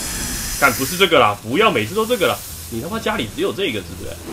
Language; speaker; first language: Chinese; native; Chinese